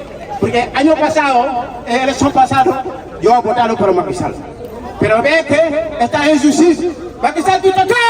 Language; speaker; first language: Spanish; non-native, learner; Wolof